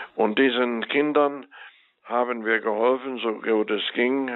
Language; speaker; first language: German; native; German